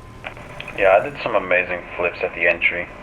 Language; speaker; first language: English; native; English